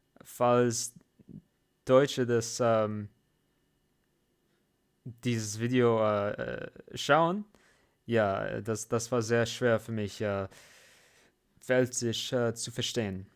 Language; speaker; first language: German; non-native, fluent; English